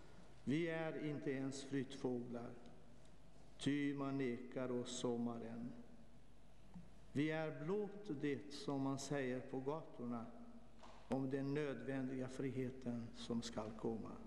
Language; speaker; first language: Swedish; non-native, fluent; Portuguese